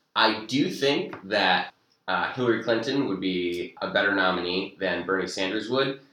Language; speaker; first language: English; native; English